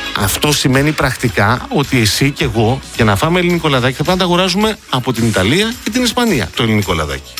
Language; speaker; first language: Greek; native; Greek